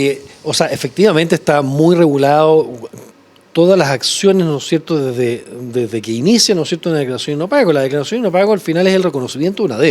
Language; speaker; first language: Spanish; native; Spanish